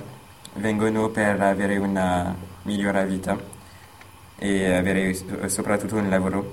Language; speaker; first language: Italian; non-native, learner; French